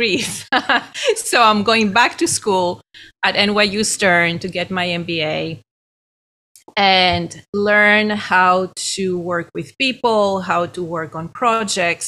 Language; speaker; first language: English; non-native, fluent; Greek